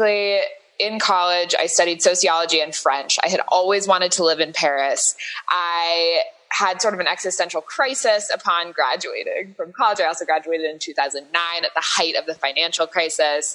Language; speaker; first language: English; native; English